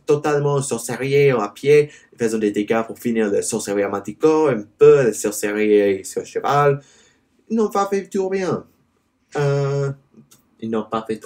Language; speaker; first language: French; non-native, learner; English